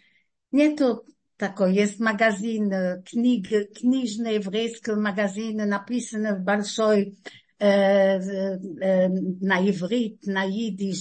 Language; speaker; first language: Russian; non-native, fluent; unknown